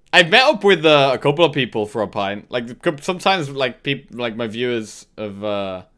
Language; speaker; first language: English; native; English